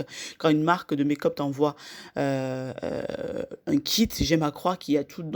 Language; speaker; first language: French; native; French